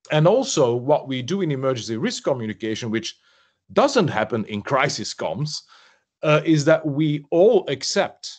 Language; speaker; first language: English; non-native, fluent; French